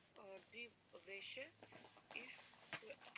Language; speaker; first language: German; non-native, learner; Macedonian